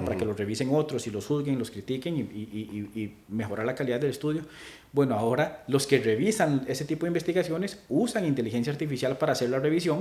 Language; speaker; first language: Spanish; native; Spanish